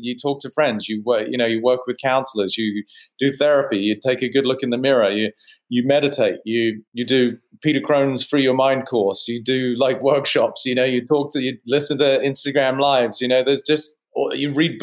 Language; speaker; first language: English; native; English